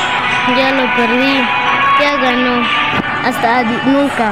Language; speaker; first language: Spanish; native; Spanish